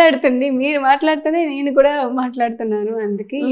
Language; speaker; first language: Telugu; non-native, learner; Tamil